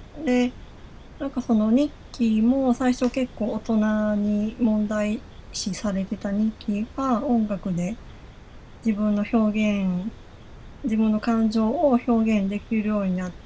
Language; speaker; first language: Japanese; native; Japanese